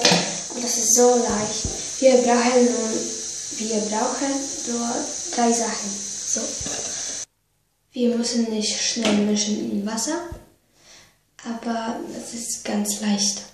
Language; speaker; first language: German; non-native, learner; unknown